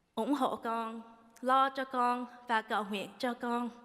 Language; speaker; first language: Vietnamese; early bilingual, heritage; Vietnamese